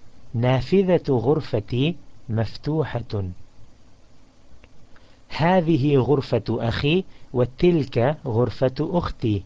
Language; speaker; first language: Arabic; non-native, fluent; English